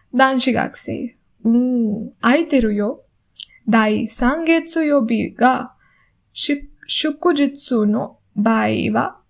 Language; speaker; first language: Japanese; non-native, learner; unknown